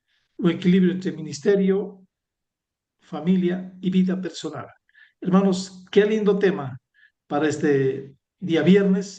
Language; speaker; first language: Spanish; native; Spanish